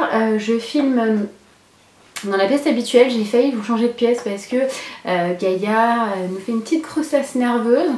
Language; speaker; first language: French; native; French